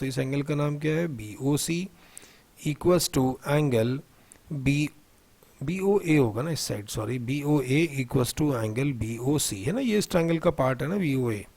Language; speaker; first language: Hindi; native; Hindi